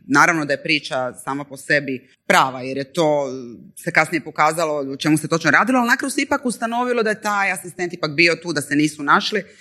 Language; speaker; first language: Croatian; native; Croatian